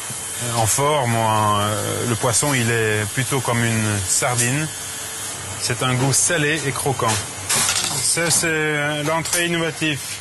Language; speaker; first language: French; non-native, fluent; Swedish